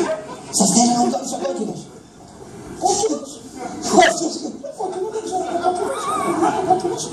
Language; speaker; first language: Greek; native; Greek